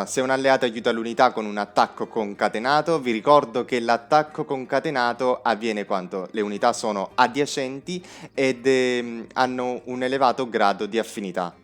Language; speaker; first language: Italian; native; Italian